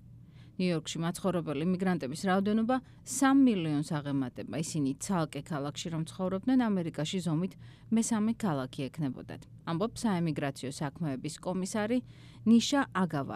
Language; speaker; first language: Georgian; native; Georgian